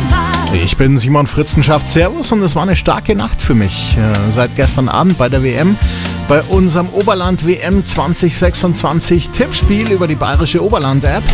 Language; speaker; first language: German; native; German